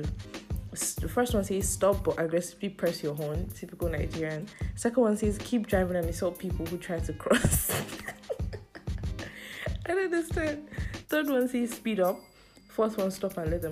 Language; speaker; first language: English; non-native, local second language; Yoruba